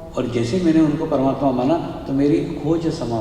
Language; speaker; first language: Hindi; native; Hindi